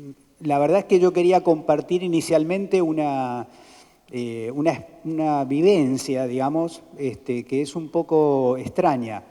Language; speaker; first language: Spanish; native; Spanish